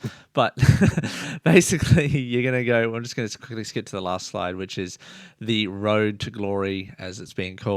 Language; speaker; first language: English; native; English